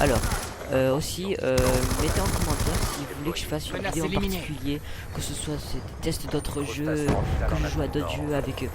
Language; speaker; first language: French; native; French